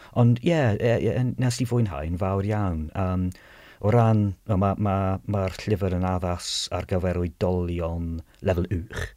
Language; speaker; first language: Welsh; non-native, fluent; English